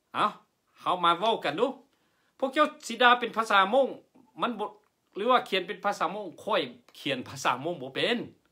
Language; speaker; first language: Lao; non-native, local second language; Hmong